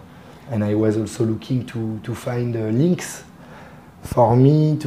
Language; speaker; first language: English; non-native, fluent; French